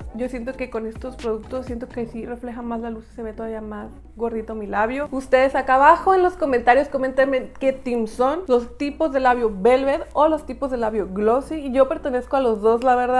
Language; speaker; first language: Spanish; native; Spanish